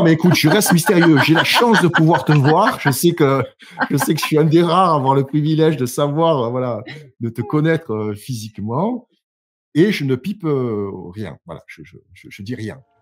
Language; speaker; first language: French; native; French